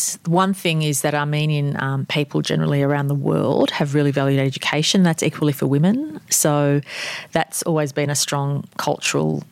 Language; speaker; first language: English; non-native, local second language; Armenian